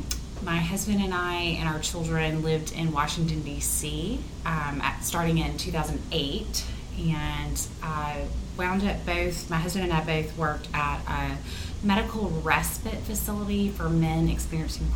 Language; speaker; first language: English; native; English